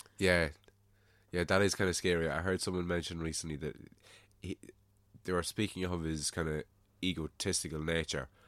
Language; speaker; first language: English; native; English